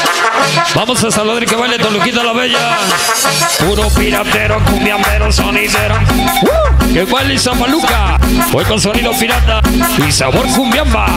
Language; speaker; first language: Spanish; native; Spanish